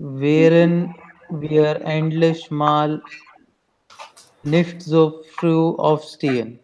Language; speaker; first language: German; non-native, learner; Hindi